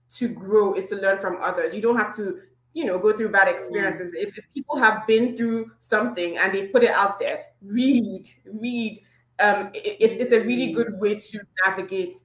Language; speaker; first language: English; non-native, local second language; Igbo